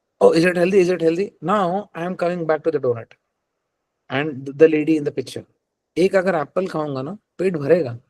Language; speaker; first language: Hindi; non-native, local second language; Telugu